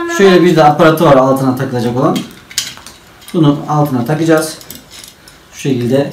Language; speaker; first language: Turkish; native; Turkish